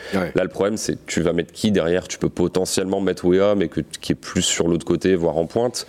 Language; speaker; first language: French; native; French